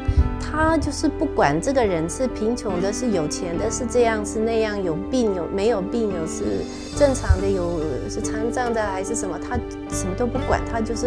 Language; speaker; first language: Chinese; non-native, local second language; Norwegian